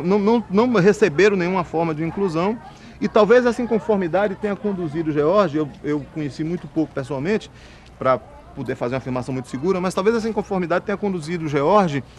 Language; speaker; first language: Portuguese; native; Portuguese